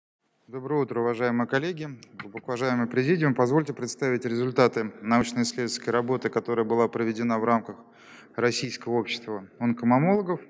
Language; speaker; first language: Russian; native; Russian